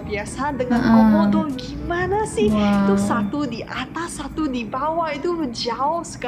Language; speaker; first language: Indonesian; non-native, fluent; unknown